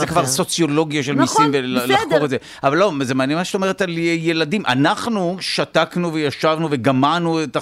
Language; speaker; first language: Hebrew; native; Hebrew